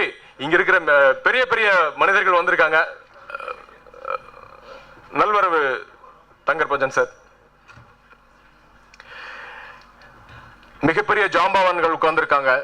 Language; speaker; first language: Tamil; native; Tamil